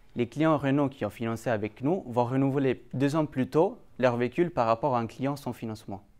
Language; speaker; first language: French; native; French